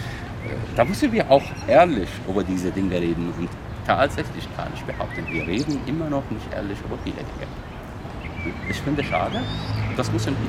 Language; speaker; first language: German; non-native, fluent; Arabic